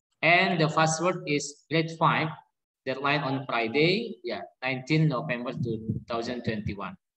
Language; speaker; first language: English; non-native, learner; Indonesian